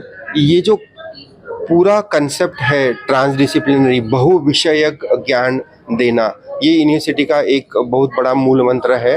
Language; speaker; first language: Hindi; non-native, local second language; Marathi